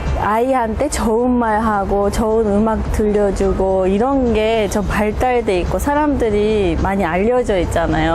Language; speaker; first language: Korean; non-native, fluent; English